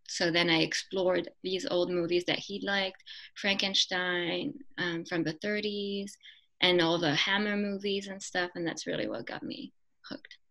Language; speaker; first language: English; non-native, fluent; French